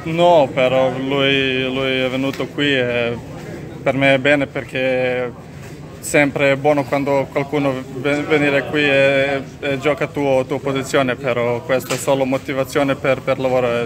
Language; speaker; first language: Italian; non-native, learner; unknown